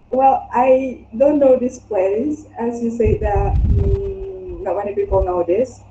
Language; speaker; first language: English; non-native, fluent; Indonesian